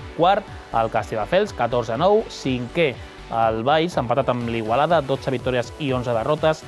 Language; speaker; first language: Catalan; native; Catalan